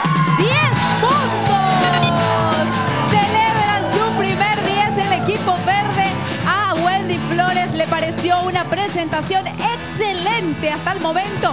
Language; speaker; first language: Spanish; native; Spanish